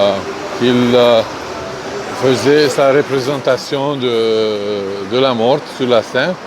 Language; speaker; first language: French; non-native, fluent; Hungarian